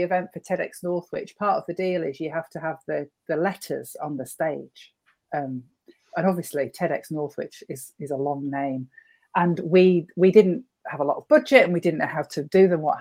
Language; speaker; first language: English; native; English